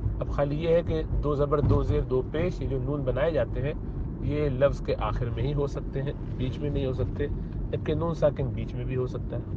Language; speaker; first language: Urdu; native; Urdu